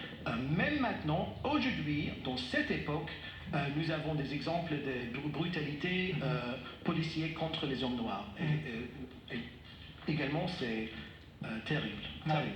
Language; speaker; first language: French; non-native, fluent; English